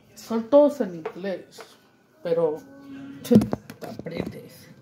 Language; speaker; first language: Spanish; early bilingual, heritage; Spanish